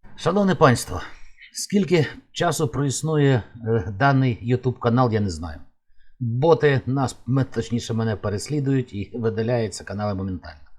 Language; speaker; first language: Ukrainian; native; Ukrainian